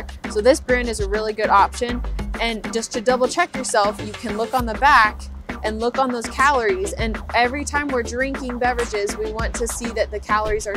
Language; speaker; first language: English; native; English